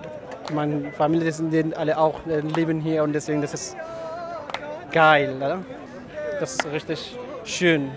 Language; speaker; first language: German; non-native, learner; Kurdish